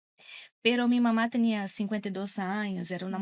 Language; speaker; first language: Spanish; non-native, fluent; Portuguese